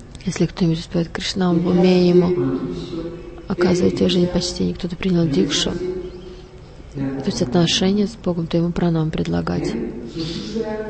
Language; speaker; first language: Russian; non-native, learner; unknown